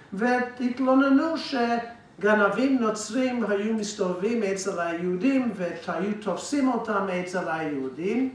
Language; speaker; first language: Hebrew; non-native, fluent; English